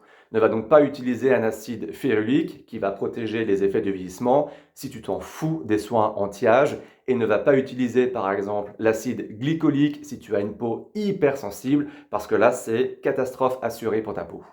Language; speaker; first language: French; native; French